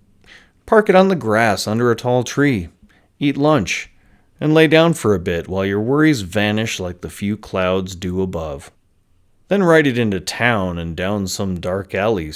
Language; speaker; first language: English; native; English